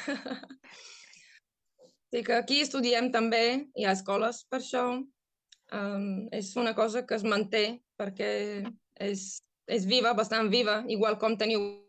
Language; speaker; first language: Catalan; non-native, fluent; Bulgarian